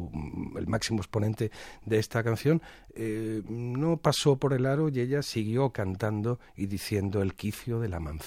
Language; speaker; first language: Spanish; native; Spanish